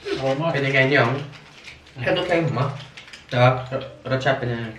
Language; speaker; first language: Thai; early bilingual, heritage; Thai